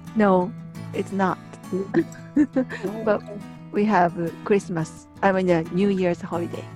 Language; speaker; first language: English; non-native, learner; Japanese